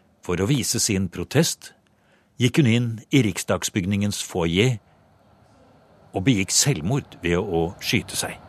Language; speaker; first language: Norwegian; native; Norwegian